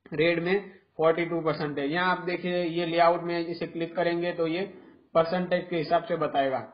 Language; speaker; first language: Hindi; non-native, local second language; Gujarati